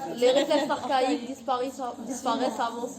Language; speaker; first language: French; non-native, local second language; Arabic